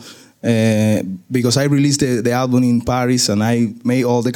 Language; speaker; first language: English; non-native, learner; Spanish